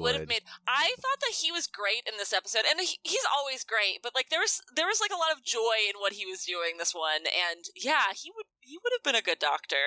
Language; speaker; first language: English; native; English